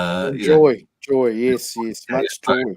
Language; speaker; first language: English; native; English